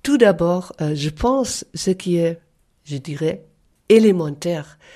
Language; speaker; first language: French; non-native, fluent; German